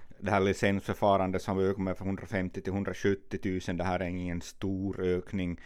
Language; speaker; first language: Swedish; native; Swedish